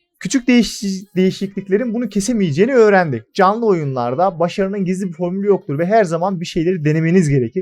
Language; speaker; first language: Turkish; native; Turkish